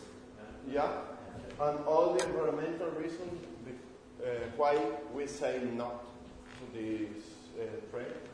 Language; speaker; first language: English; non-native, learner; Spanish